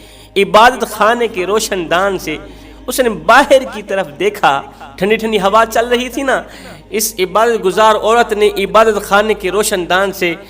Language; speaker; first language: Urdu; native; Urdu